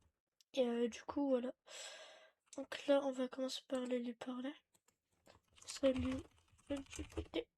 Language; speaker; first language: French; native; French